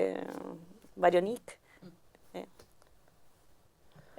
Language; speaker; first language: French; non-native, learner; Spanish